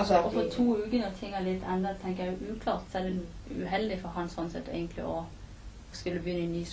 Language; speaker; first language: Norwegian; native; Norwegian